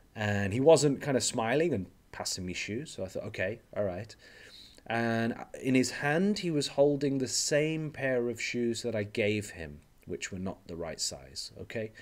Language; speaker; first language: English; native; English